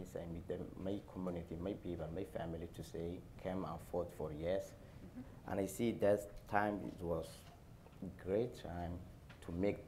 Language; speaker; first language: English; non-native, learner; Somali